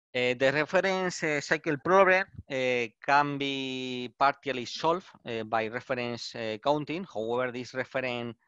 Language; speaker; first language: English; non-native, learner; Spanish